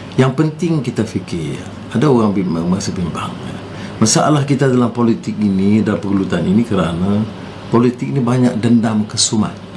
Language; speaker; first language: Malay; native; Malay